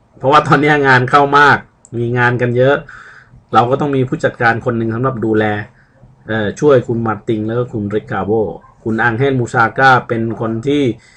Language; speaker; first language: Thai; early bilingual, other home language; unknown